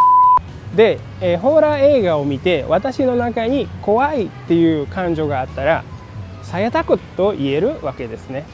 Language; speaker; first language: Japanese; non-native, fluent; Indonesian